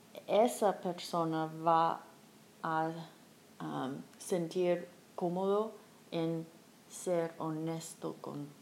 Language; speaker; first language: Spanish; non-native, learner; English